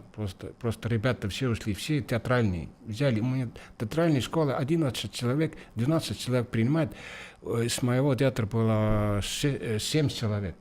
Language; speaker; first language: Russian; non-native, fluent; Estonian